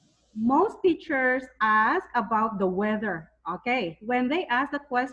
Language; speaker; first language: English; non-native, fluent; Thai